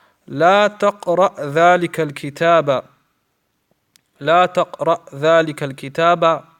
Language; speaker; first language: Arabic; non-native, fluent; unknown